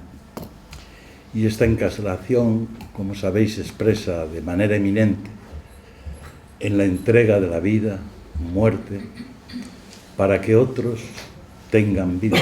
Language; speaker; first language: Spanish; native; Spanish